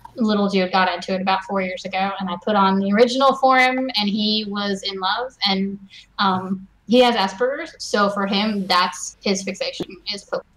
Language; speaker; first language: English; native; English